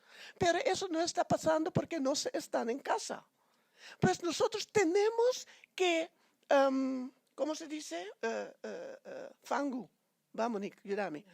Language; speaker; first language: Spanish; non-native, fluent; Papiamento